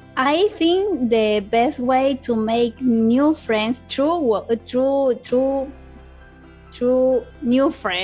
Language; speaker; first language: English; non-native, learner; Spanish